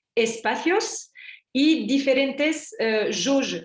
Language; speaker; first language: Spanish; non-native, learner; French